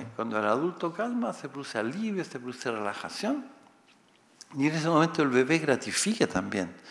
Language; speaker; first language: Spanish; native; Spanish